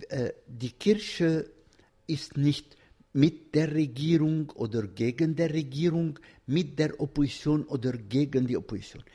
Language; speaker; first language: German; non-native, fluent; Arabic